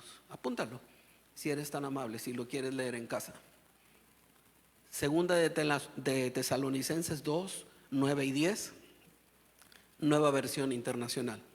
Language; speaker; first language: Spanish; native; Spanish